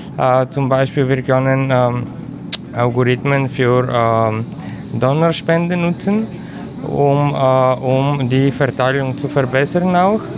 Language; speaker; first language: German; non-native, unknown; Bulgarian